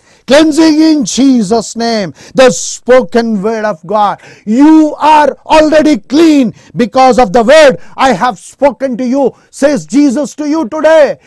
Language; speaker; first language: English; non-native, local second language; Telugu